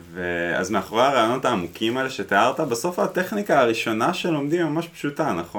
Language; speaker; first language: Hebrew; native; Hebrew